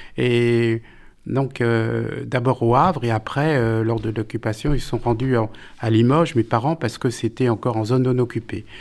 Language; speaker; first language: French; native; French